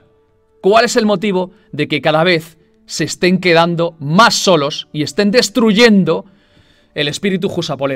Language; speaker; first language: Spanish; native; Spanish